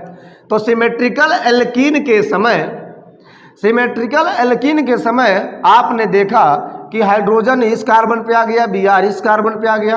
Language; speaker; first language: Hindi; native; Hindi